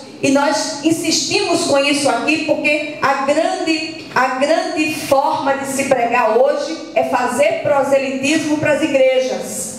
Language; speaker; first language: Portuguese; native; Portuguese